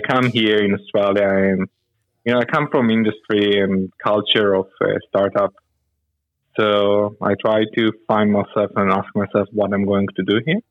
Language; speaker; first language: English; non-native, learner; Hebrew